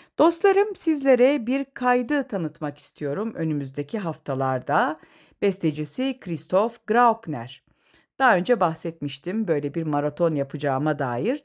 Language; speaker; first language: Turkish; native; Turkish